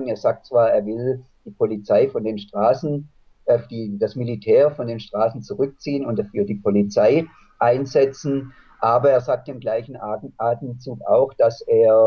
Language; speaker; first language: German; native; German